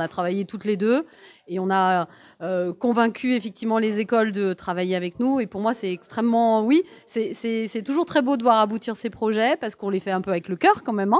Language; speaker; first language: French; native; French